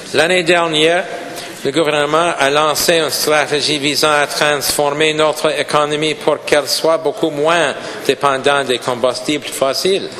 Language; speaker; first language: French; non-native, local second language; English